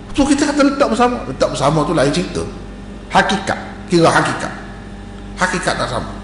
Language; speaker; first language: Malay; native; Malay